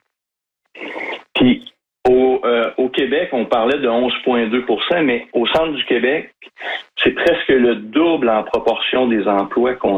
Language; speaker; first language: French; native; French